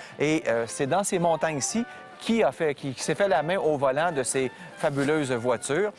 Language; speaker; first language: French; native; French